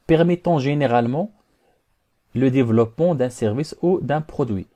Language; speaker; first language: French; non-native, local second language; Arabic